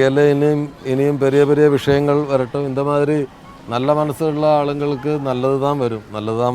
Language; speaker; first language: Tamil; non-native, fluent; Malayalam